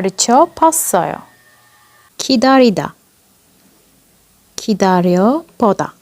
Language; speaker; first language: Korean; non-native, fluent; Turkish